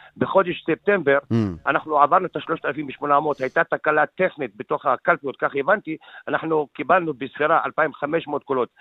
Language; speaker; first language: Hebrew; non-native, local second language; Arabic